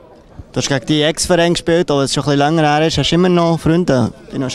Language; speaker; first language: German; native; German